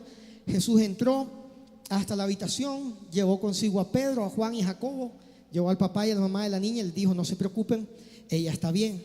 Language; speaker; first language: Spanish; native; Spanish